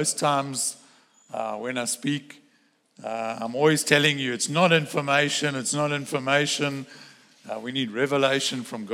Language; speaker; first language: English; native; English